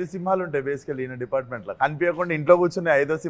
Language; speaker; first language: Telugu; native; Telugu